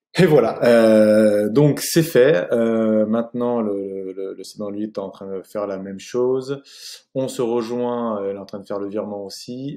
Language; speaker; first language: French; native; French